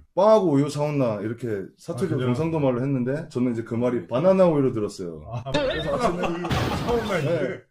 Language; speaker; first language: Korean; native; Korean